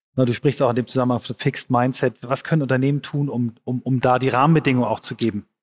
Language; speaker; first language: German; native; German